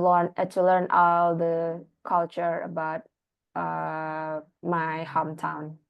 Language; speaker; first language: English; non-native, learner; Indonesian